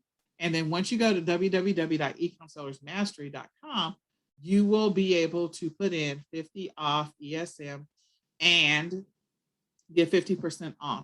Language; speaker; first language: English; native; English